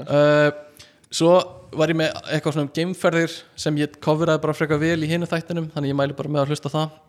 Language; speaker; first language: Icelandic; native; Icelandic